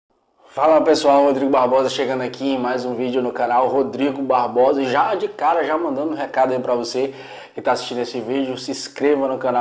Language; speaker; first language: Portuguese; native; Portuguese